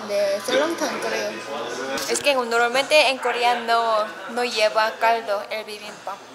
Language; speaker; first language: Spanish; non-native, learner; Korean